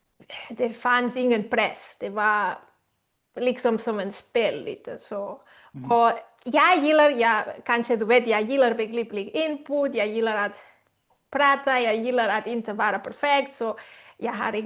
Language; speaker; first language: Swedish; non-native, learner; Spanish